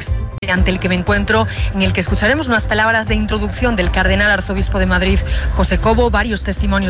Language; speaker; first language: Spanish; native; Spanish